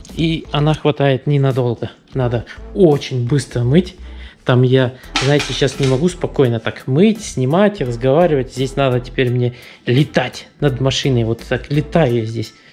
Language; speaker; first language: Russian; early bilingual, heritage; Russian